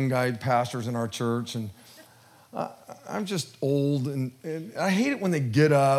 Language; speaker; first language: English; native; English